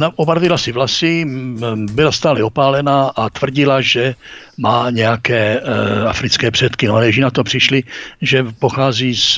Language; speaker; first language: Czech; native; Czech